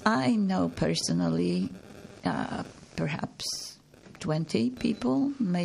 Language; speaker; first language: English; non-native, fluent; Polish